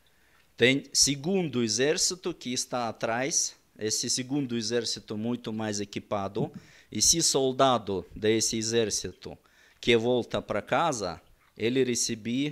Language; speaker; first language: Portuguese; non-native, learner; Russian